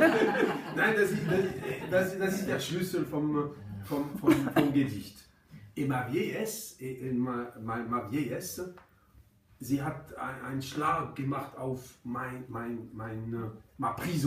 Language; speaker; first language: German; non-native, fluent; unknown